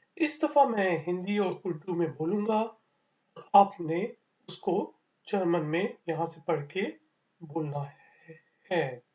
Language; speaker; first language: Urdu; native; Urdu